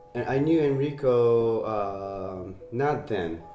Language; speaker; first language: English; non-native, fluent; Japanese